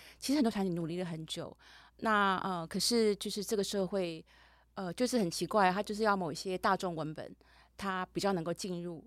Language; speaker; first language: Chinese; native; Chinese